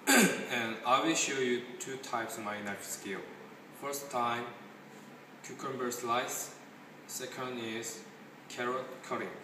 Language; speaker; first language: English; non-native, learner; Korean